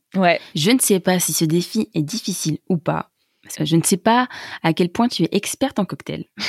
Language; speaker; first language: French; native; French